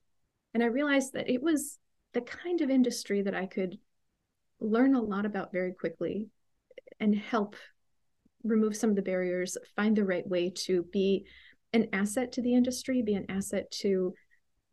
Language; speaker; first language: English; native; English